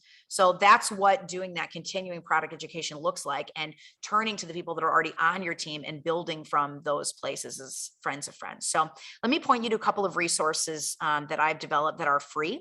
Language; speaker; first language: English; native; English